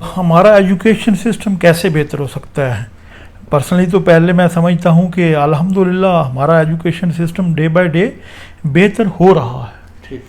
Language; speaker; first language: Urdu; non-native, local second language; Punjabi